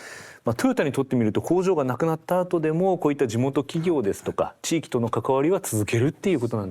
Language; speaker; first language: Japanese; native; Japanese